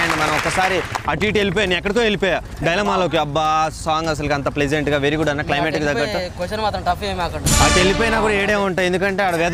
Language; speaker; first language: Telugu; native; Telugu